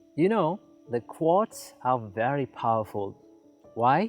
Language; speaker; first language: English; non-native, local second language; Sinhala